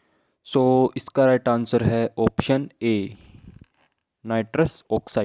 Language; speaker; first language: Hindi; native; Hindi